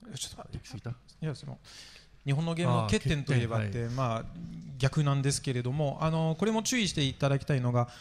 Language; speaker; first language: Japanese; non-native, fluent; French